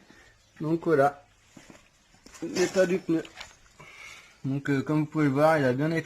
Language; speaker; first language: French; native; French